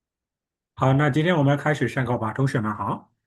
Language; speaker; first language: Chinese; non-native, fluent; Burmese